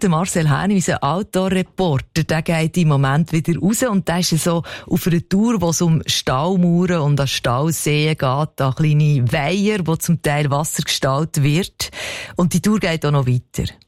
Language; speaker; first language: German; native; German